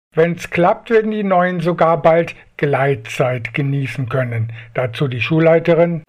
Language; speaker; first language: German; native; German